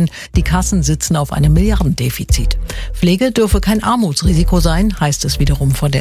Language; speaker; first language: German; native; German